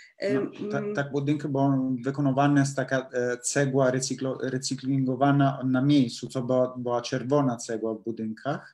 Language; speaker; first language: Polish; non-native, learner; Italian